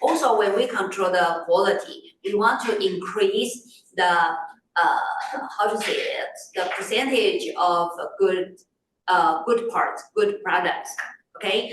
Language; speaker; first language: English; non-native, fluent; Chinese